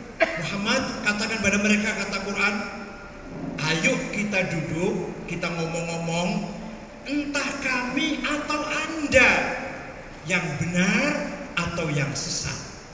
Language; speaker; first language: Malay; non-native, local second language; Javanese